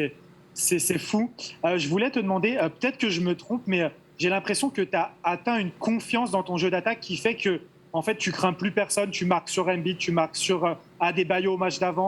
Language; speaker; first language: French; native; French